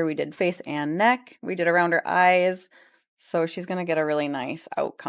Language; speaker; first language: English; native; English